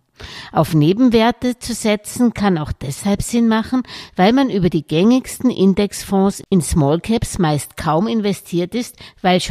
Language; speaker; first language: German; native; German